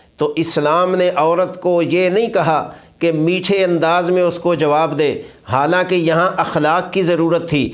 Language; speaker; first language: Urdu; non-native, local second language; Punjabi